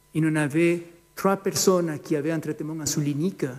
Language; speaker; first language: French; non-native, fluent; Spanish